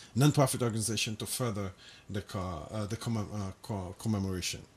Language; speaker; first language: English; non-native, fluent; Haitian Creole